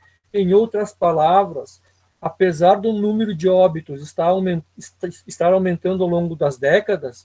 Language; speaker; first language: Portuguese; native; Portuguese